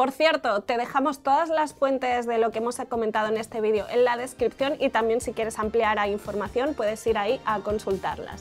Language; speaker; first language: Spanish; native; Spanish